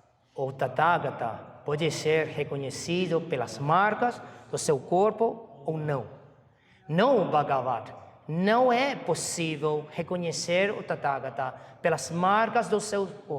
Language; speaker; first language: Portuguese; non-native, fluent; Chinese